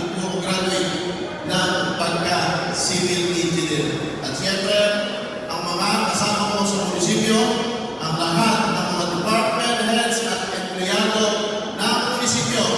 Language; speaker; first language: Filipino; non-native, local second language; Pampanga